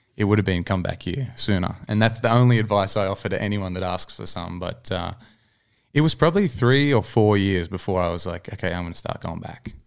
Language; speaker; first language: English; native; English